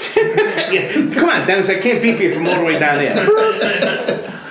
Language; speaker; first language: English; native; English